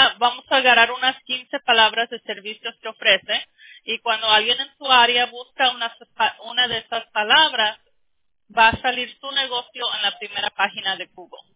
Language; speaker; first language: Spanish; early bilingual, heritage; Spanish